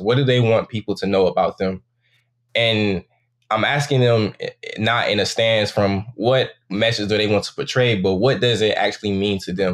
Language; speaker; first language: English; native; English